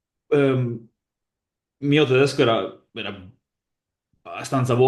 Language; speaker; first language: Italian; non-native, learner; Spanish